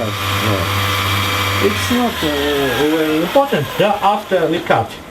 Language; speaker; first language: English; non-native, learner; Russian